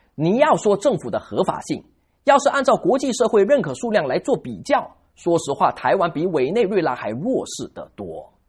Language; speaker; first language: Chinese; native; Chinese